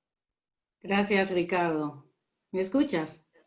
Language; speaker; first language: Spanish; non-native, fluent; Dutch